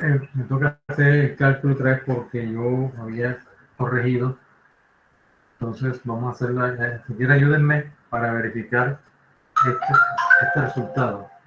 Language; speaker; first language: Spanish; native; Spanish